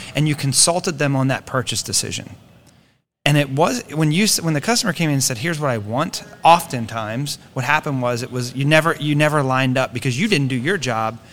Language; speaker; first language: English; native; English